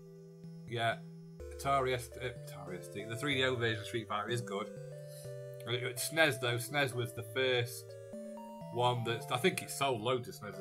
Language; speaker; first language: English; native; English